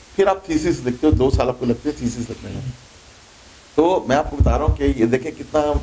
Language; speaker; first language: Urdu; non-native, local second language; Punjabi